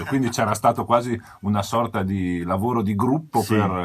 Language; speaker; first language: Italian; native; Italian